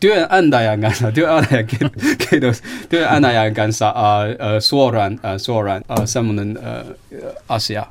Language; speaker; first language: Finnish; non-native, learner; Chinese